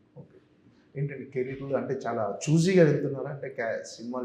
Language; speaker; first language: Telugu; native; Telugu